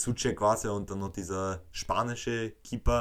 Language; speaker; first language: German; native; German